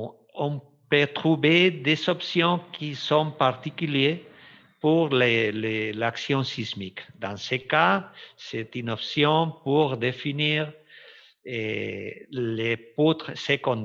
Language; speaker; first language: French; non-native, fluent; Spanish